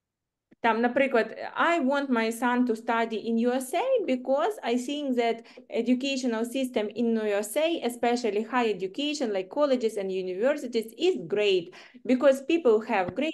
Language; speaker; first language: English; non-native, fluent; Ukrainian